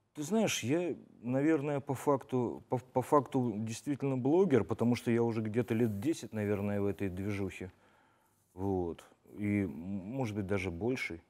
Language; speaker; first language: Russian; native; Russian